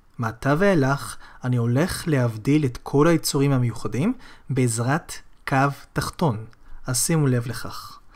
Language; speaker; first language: Hebrew; native; Hebrew